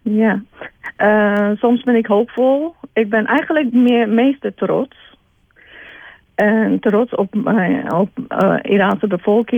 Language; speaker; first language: Dutch; non-native, fluent; Persian